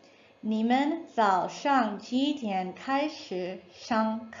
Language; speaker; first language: Chinese; non-native, fluent; English